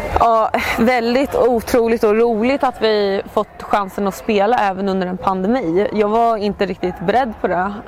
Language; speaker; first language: Swedish; native; Swedish